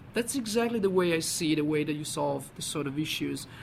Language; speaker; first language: English; non-native, fluent; Italian